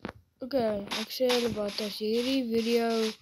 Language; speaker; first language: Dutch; non-native, learner; Afrikaans